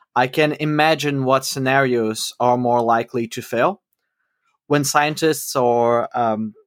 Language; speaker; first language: English; non-native, fluent; Portuguese